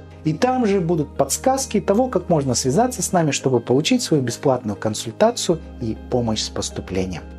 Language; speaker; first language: Russian; native; Russian